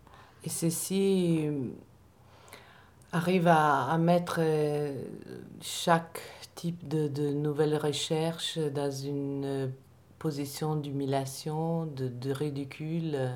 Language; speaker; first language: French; non-native, fluent; Italian